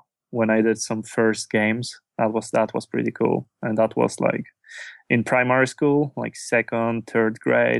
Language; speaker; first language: English; non-native, fluent; Polish